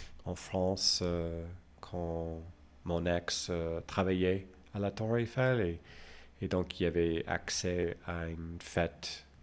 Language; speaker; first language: French; non-native, fluent; English